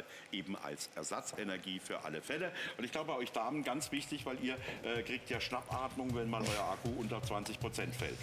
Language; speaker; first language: German; native; German